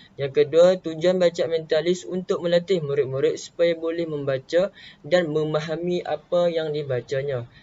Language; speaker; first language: Malay; native; Malay